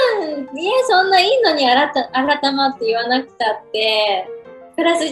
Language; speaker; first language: Japanese; native; Japanese